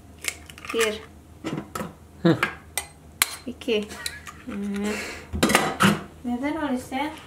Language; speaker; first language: Turkish; non-native, learner; Indonesian